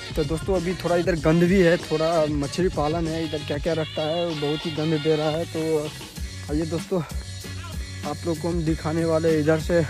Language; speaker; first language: Hindi; non-native, local second language; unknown